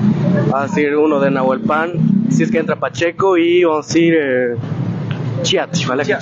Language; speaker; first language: Spanish; native; Spanish